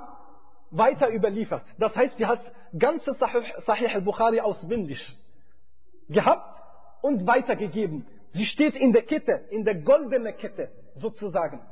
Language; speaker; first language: German; non-native, fluent; Arabic